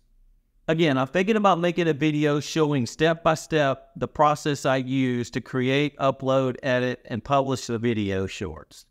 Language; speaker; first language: English; native; English